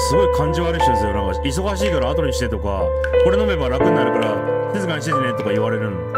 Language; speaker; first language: Japanese; native; Japanese